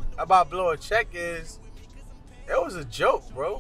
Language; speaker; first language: English; early bilingual, other home language; Haitian Creole